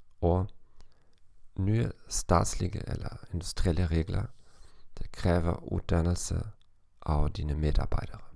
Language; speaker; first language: Danish; non-native, fluent; German